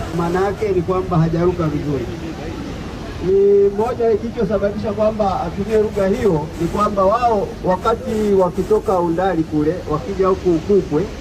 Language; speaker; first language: Swahili; non-native, local second language; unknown